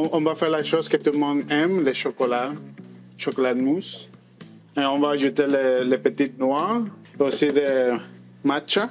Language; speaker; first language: French; non-native, fluent; Spanish